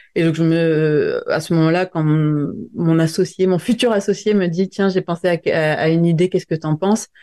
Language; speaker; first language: French; native; French